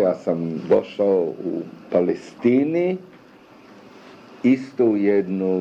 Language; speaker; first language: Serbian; early bilingual, other home language; German